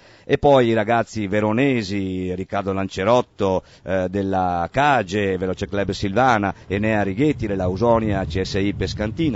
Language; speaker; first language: Italian; native; Italian